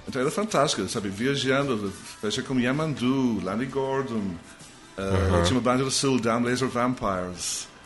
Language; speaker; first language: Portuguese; non-native, fluent; English